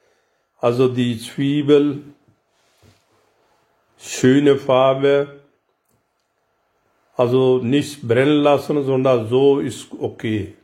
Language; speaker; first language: German; non-native, learner; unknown